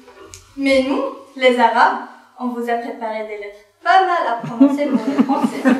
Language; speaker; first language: French; non-native, fluent; Arabic